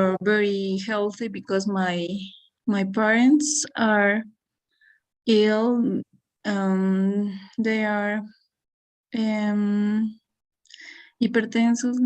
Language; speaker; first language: English; non-native, learner; Spanish